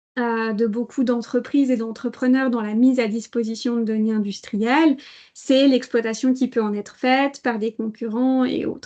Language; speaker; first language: French; native; French